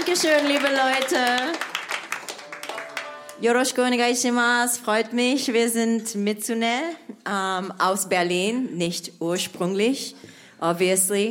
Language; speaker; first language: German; non-native, fluent; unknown